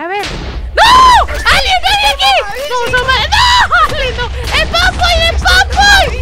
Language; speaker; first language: Spanish; native; Spanish